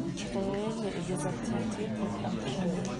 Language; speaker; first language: French; non-native, learner; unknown